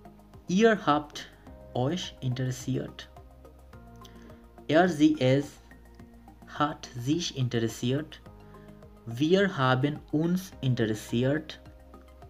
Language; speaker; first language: German; non-native, fluent; Bangla